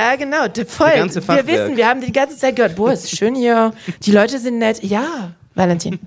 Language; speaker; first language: German; non-native, fluent; French